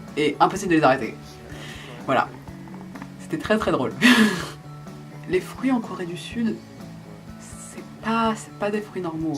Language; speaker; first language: French; native; French